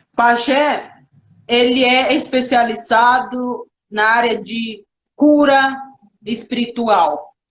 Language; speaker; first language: Portuguese; non-native, local second language; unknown